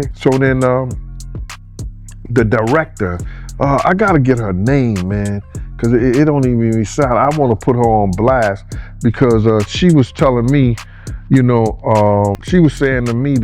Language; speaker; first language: English; native; English